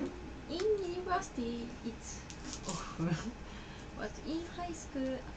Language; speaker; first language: English; non-native, learner; Japanese